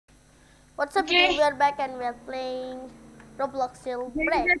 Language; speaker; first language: English; non-native, learner; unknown